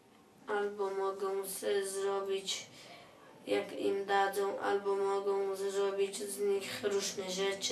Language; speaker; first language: Polish; early bilingual, other home language; Chechen